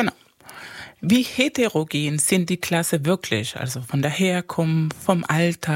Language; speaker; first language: German; non-native, fluent; Spanish